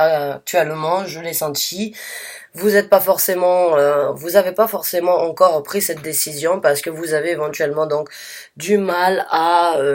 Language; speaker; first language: French; native; French